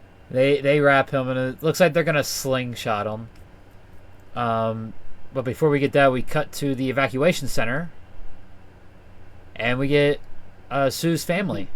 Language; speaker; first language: English; native; English